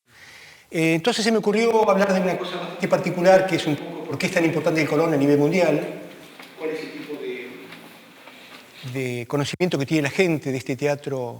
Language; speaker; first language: Spanish; native; Spanish